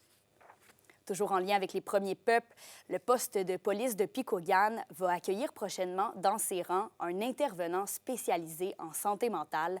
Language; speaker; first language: French; native; French